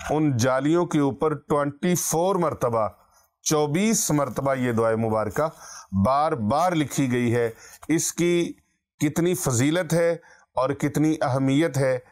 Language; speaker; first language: Urdu; non-native, local second language; Punjabi